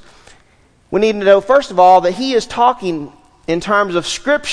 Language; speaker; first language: English; native; English